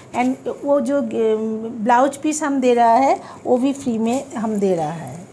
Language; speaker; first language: Hindi; non-native, local second language; Bangla